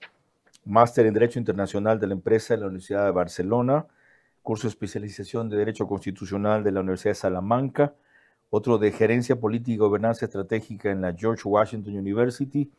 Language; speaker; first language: Spanish; native; Spanish